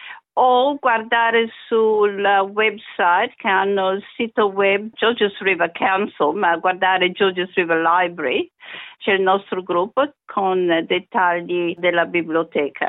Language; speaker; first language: Italian; early bilingual, other home language; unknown